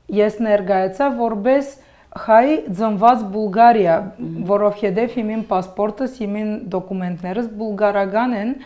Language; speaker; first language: Armenian; early bilingual, heritage; Armenian